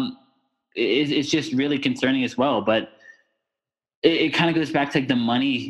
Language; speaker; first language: English; native; English